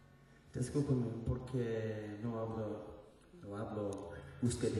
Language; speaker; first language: Spanish; non-native, learner; English